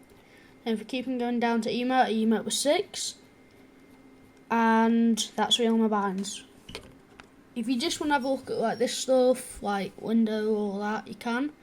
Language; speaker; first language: English; native; English